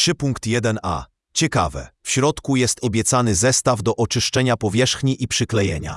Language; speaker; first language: Polish; native; Polish